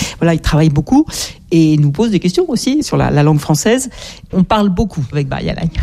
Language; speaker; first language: French; native; French